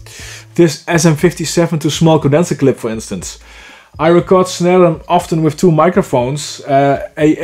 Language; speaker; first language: English; non-native, fluent; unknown